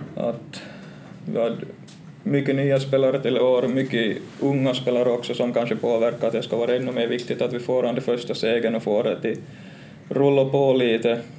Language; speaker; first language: Swedish; native; Swedish